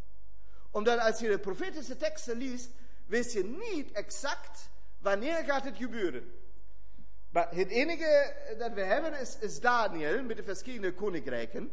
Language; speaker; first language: Dutch; non-native, fluent; German